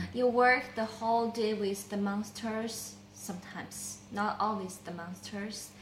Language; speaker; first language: English; non-native, learner; Chinese